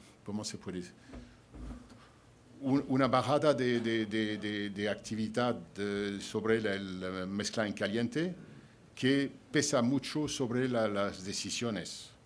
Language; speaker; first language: Spanish; non-native, fluent; French